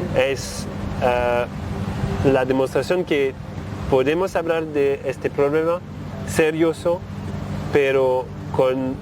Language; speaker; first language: Spanish; non-native, learner; French